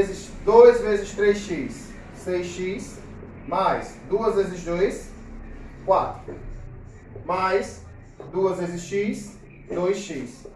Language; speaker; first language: Portuguese; native; Portuguese